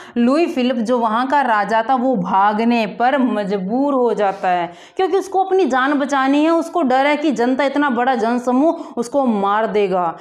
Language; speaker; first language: Hindi; native; Hindi